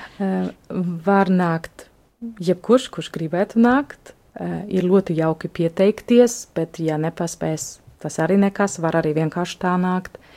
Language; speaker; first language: Latvian; non-native, fluent; German